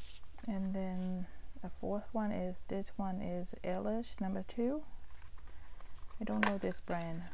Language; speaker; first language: English; non-native, fluent; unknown